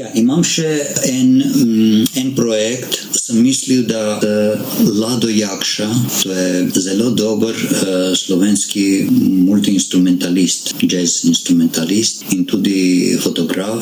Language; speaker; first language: Slovenian; non-native, learner; Armenian